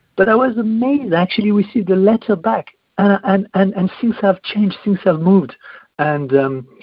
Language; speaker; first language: English; non-native, fluent; French